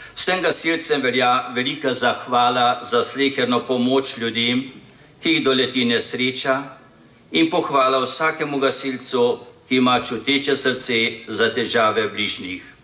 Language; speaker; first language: Slovenian; native; Slovenian